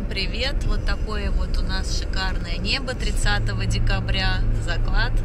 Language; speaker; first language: Russian; native; Russian